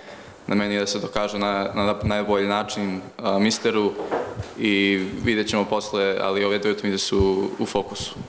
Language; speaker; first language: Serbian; early bilingual, heritage; Croatian